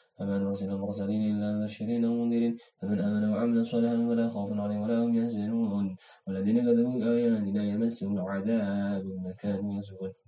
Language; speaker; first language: Arabic; non-native, learner; Indonesian